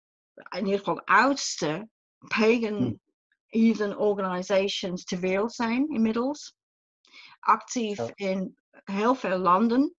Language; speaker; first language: Dutch; non-native, fluent; English